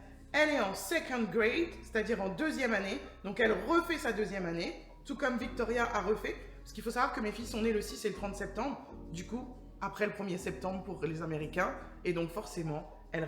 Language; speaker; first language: French; native; French